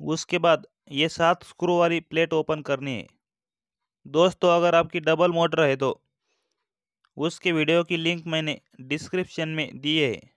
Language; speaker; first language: Hindi; non-native, local second language; Marathi